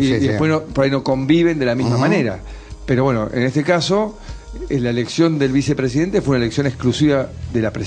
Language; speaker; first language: Spanish; native; Spanish